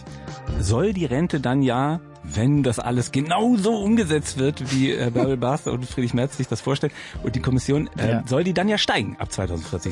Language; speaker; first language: German; native; German